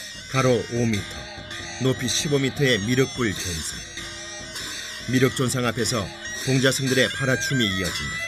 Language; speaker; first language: Korean; native; Korean